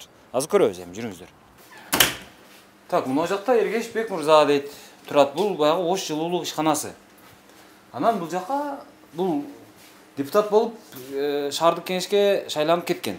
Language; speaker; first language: Kyrgyz; native; Kyrgyz